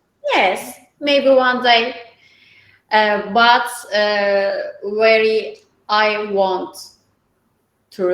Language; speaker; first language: English; non-native, learner; Turkish